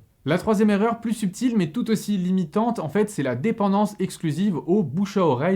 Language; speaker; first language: French; native; French